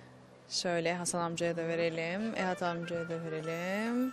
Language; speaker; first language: Turkish; native; Turkish